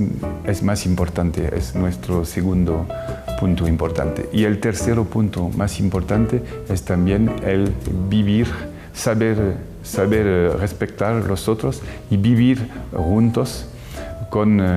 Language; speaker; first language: Spanish; non-native, fluent; French